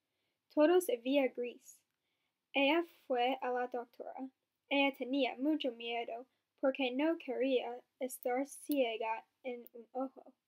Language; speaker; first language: Spanish; non-native, learner; English